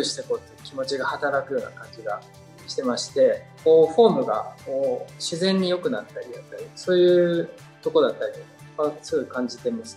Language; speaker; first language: Japanese; native; Japanese